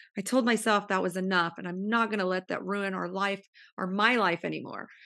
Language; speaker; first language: English; native; English